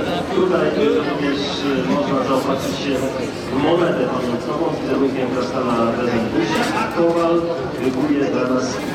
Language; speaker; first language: Polish; native; Polish